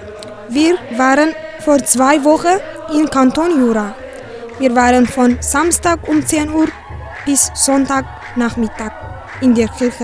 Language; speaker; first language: German; non-native, learner; Tigrinya